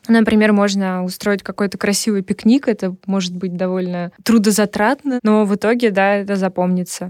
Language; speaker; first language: Russian; native; Russian